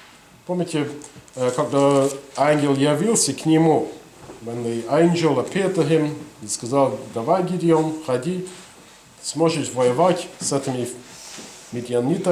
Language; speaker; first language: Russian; non-native, fluent; English